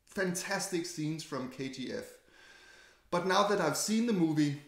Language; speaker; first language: English; non-native, fluent; Danish